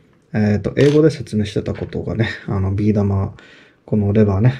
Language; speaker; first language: Japanese; non-native, fluent; English